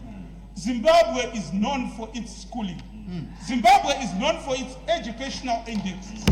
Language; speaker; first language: English; non-native, local second language; Shona